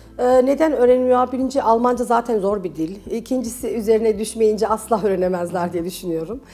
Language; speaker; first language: Turkish; early bilingual, heritage; Turkish